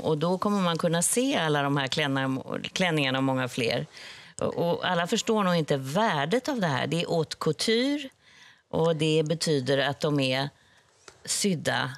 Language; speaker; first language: Swedish; native; Swedish